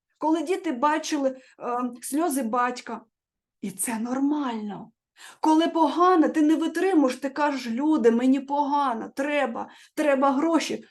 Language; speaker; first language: Ukrainian; non-native, local second language; Russian